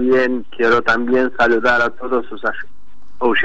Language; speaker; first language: Spanish; non-native, learner; Azerbaijani